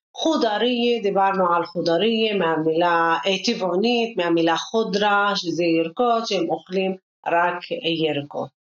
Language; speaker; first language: Hebrew; non-native, local second language; Arabic